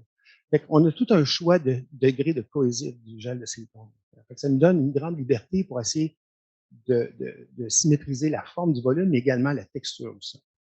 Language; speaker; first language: French; native; French